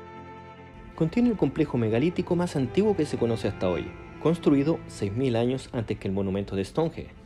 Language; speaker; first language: Spanish; native; Spanish